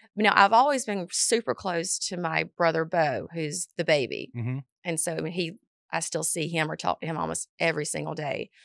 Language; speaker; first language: English; native; English